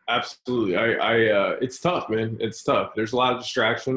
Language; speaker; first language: English; native; English